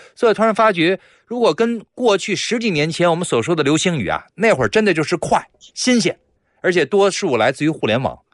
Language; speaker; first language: Chinese; native; Chinese